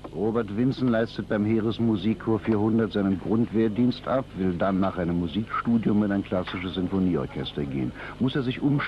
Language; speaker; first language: German; native; German